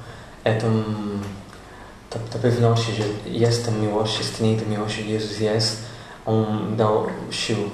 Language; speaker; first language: Polish; non-native, learner; Portuguese